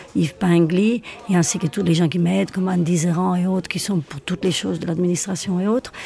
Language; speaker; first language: French; non-native, fluent; Spanish